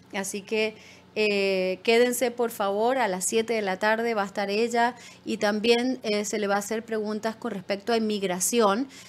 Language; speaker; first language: Spanish; native; Spanish